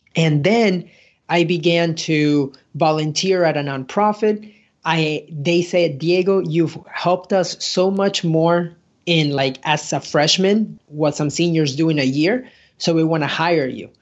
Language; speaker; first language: English; early bilingual, other home language; Spanish